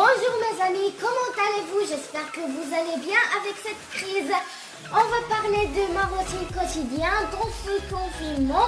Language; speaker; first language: French; non-native, learner; Arabic